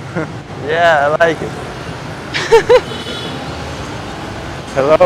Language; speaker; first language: English; non-native, learner; Russian